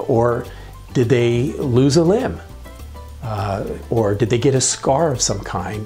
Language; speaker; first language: English; native; English